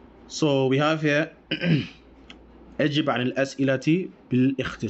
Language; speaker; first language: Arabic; non-native, fluent; English